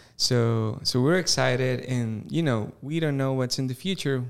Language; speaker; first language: English; non-native, fluent; Spanish